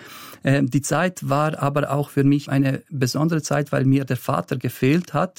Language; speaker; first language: German; early bilingual, other home language; Bosnian